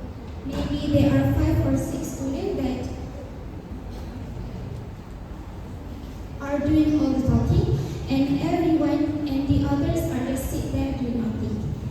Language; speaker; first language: English; non-native, learner; Malay